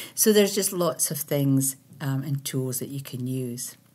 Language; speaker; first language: English; native; English